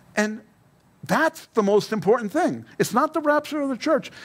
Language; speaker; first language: English; native; English